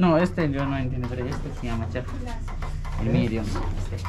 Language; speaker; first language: Spanish; non-native, learner; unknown